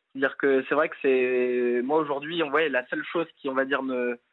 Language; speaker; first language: French; native; French